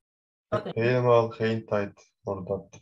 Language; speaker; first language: Dutch; non-native, learner; Turkish